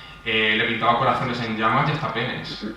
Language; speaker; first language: Spanish; native; Spanish